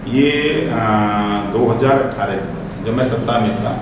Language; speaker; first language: Hindi; native; Hindi